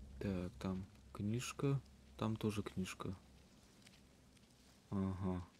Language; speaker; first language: Russian; native; Russian